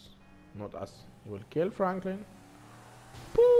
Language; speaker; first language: English; non-native, learner; Arabic